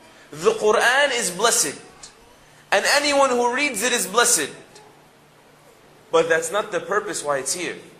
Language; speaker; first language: English; early bilingual, other home language; Arabic